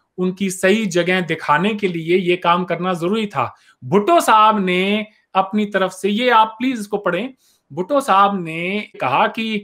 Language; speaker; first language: Hindi; native; Hindi